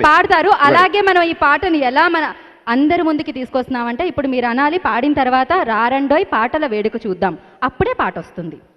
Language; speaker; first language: Telugu; native; Telugu